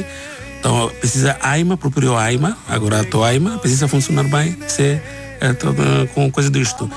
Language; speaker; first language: Portuguese; non-native, learner; Bangla